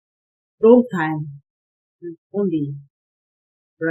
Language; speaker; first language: English; non-native, learner; Japanese